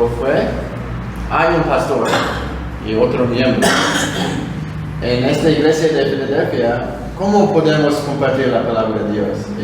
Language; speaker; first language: Spanish; non-native, learner; Korean